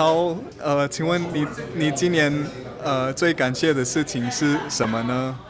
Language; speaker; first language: Chinese; non-native, learner; English